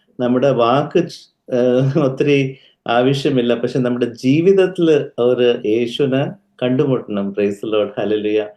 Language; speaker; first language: Malayalam; early bilingual, heritage; Malayalam